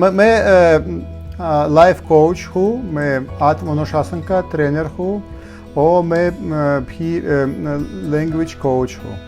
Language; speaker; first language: Hindi; non-native, learner; Russian